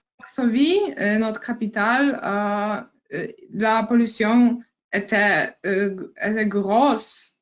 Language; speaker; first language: French; non-native, learner; Polish